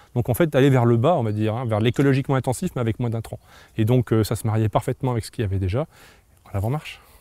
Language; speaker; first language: French; native; French